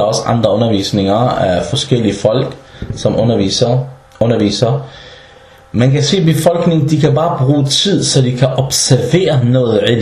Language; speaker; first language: Danish; early bilingual, other home language; Arabic